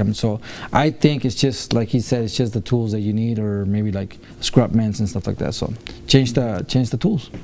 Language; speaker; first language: English; early bilingual, other home language; Spanish